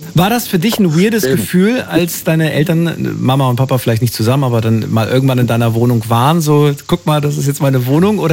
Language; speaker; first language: German; native; German